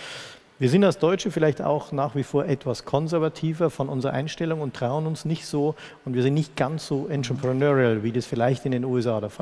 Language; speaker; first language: German; native; German